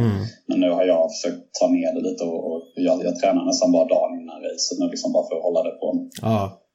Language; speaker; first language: Swedish; native; Swedish